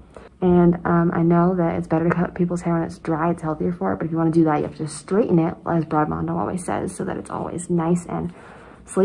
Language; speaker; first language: English; native; English